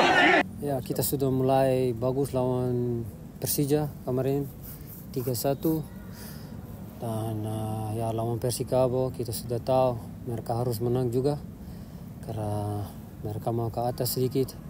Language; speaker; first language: Indonesian; non-native, fluent; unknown